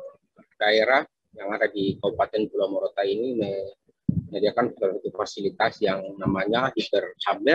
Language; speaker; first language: Indonesian; native; Indonesian